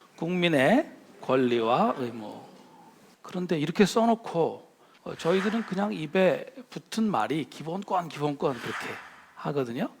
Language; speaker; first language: Korean; native; Korean